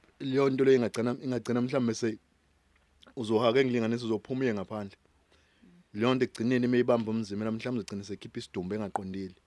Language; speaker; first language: Zulu; native; Zulu